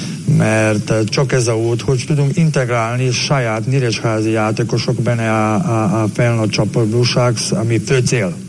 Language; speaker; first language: Hungarian; non-native, learner; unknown